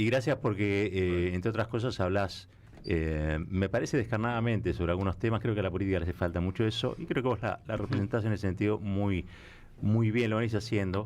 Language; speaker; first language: Spanish; native; Spanish